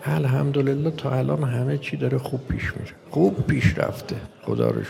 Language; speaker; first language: Persian; native; Persian